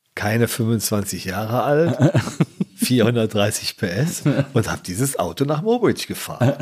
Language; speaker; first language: German; native; German